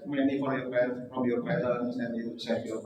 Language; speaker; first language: English; non-native, learner; Indonesian